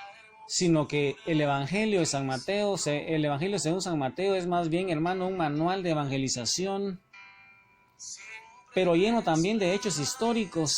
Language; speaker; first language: Spanish; native; Spanish